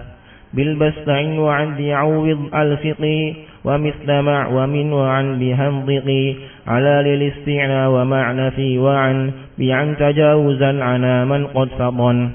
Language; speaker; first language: Arabic; non-native, learner; Indonesian